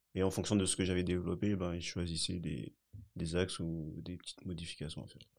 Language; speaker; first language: French; early bilingual, other home language; Haitian Creole